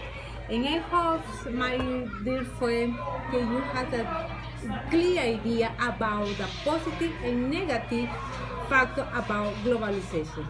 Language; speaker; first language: English; non-native, learner; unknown